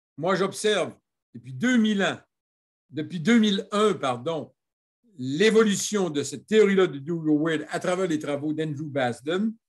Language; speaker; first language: French; native; French